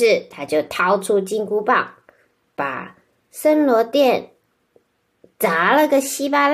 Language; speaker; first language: Chinese; native; Chinese